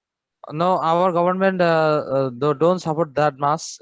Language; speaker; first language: English; non-native, fluent; Bangla